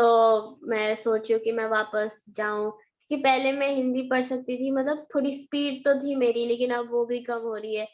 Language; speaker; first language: Hindi; early bilingual, heritage; Hindi